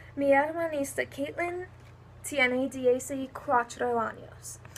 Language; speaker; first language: Spanish; non-native, learner; English